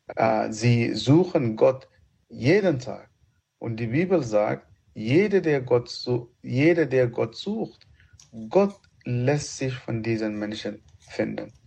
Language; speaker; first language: German; non-native, fluent; Arabic